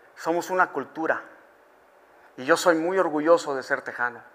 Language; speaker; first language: Spanish; early bilingual, other home language; English